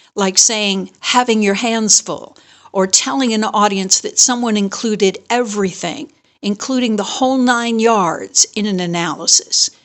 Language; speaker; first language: English; native; English